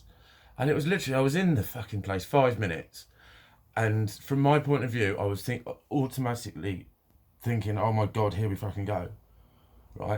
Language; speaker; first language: English; native; English